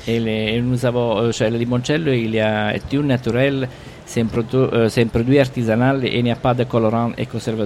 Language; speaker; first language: French; non-native, learner; Italian